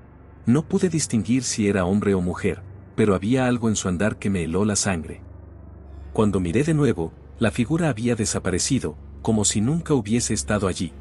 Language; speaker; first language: Spanish; native; Spanish